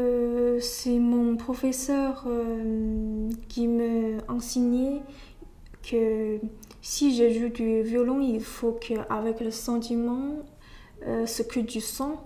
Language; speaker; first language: French; non-native, learner; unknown